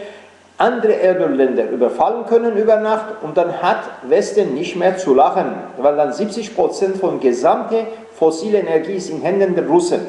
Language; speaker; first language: German; non-native, fluent; Persian